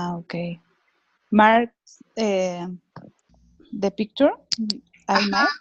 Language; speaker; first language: English; non-native, learner; Spanish